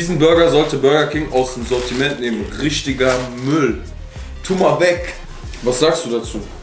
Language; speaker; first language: German; native; German